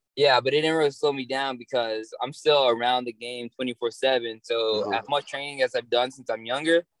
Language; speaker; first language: English; native; English